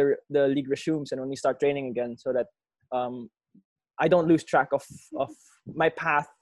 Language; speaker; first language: English; non-native, local second language; Filipino